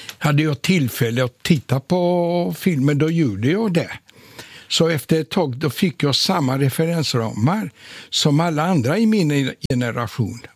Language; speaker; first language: Swedish; non-native, fluent; Polish